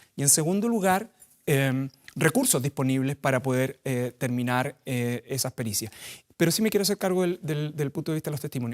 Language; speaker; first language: Spanish; native; Spanish